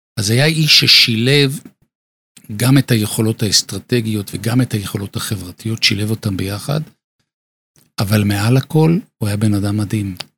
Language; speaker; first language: Hebrew; native; Hebrew